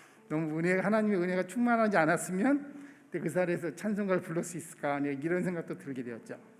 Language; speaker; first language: Korean; native; Korean